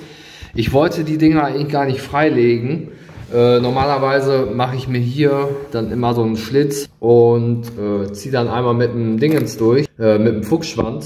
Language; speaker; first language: German; native; German